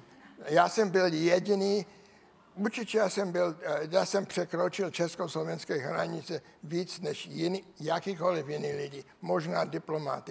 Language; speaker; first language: Czech; non-native, learner; English